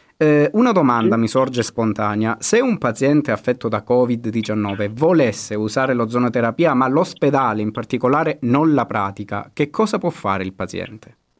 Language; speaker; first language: Italian; native; Italian